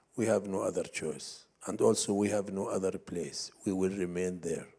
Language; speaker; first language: English; non-native, fluent; Arabic